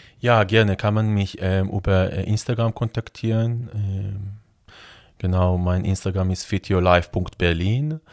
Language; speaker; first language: German; non-native, fluent; Hebrew